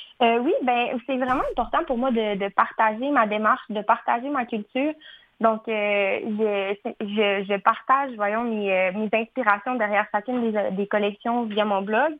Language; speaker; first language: French; native; French